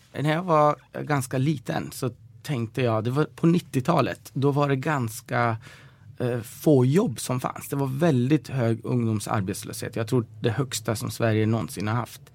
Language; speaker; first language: Swedish; early bilingual, other home language; Persian